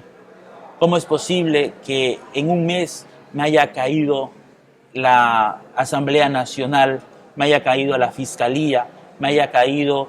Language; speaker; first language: Spanish; native; Spanish